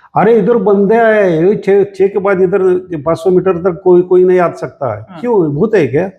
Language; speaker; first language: Hindi; non-native, local second language; Marathi